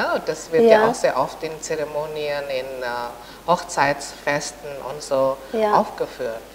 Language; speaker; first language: German; non-native, fluent; Indonesian